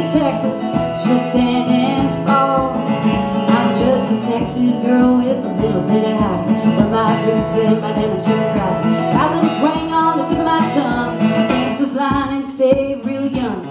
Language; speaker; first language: English; native; English